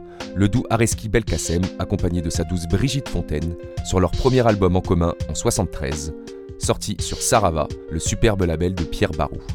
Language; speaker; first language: French; native; French